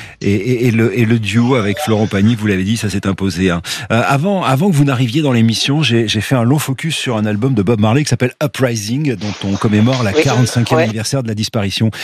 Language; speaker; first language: French; native; French